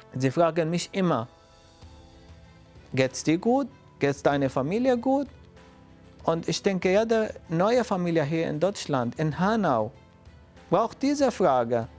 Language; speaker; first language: German; non-native, fluent; Arabic